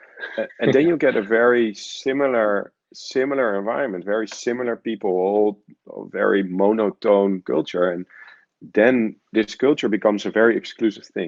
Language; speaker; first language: English; non-native, fluent; Dutch